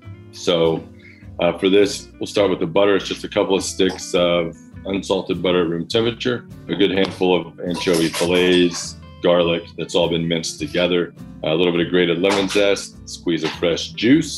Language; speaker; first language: English; native; English